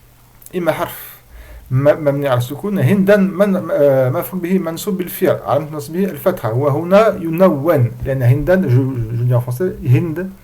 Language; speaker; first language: Arabic; non-native, fluent; French